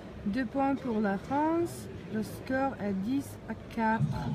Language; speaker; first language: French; non-native, learner; Czech